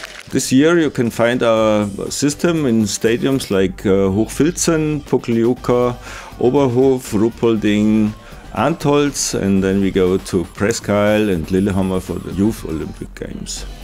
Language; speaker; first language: English; non-native, fluent; German